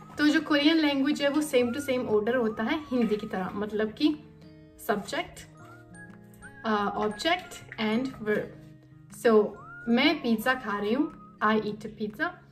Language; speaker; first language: Hindi; native; Hindi